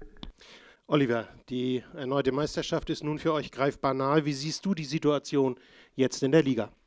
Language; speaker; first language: German; native; German